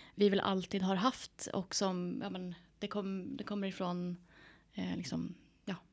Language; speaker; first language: Swedish; native; Swedish